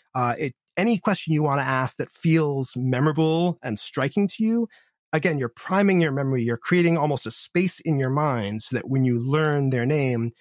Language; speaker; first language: English; native; English